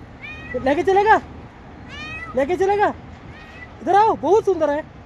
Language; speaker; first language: Hindi; non-native, local second language; Malayalam